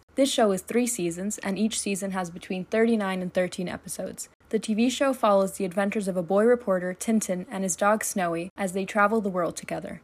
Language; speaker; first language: English; native; English